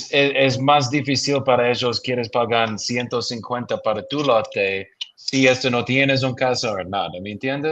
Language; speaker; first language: Spanish; non-native, learner; English